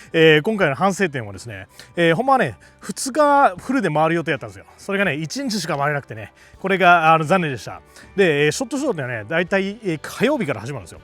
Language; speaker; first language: Japanese; native; Japanese